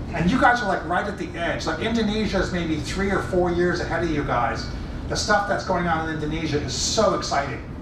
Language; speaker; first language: English; native; English